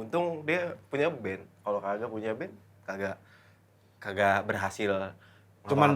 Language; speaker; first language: Indonesian; native; Indonesian